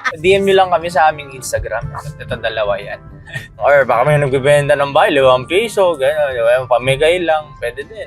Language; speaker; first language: Filipino; native; Filipino